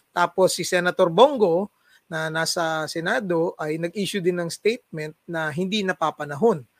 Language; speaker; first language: Filipino; non-native, local second language; Cebuano